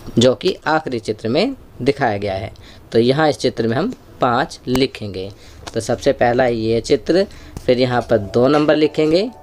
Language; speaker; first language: Hindi; native; Hindi